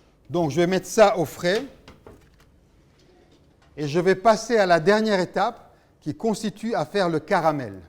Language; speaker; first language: French; native; French